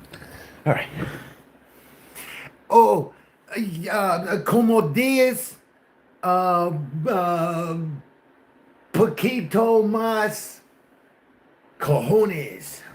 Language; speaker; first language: Spanish; non-native, learner; English